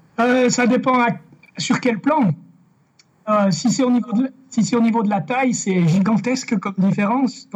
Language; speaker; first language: French; native; French